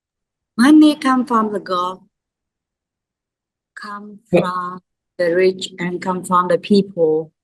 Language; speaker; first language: English; non-native, learner; Vietnamese